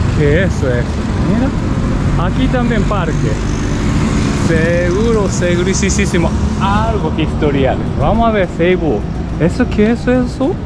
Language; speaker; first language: Spanish; non-native, learner; Japanese